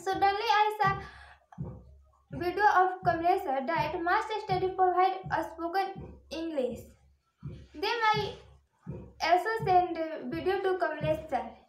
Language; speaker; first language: English; non-native, learner; Hindi